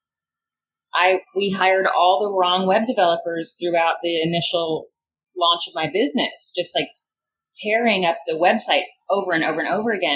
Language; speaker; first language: English; native; English